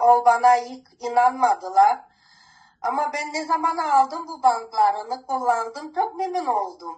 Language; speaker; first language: Turkish; non-native, learner; Greek